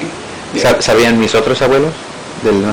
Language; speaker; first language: Spanish; early bilingual, heritage; English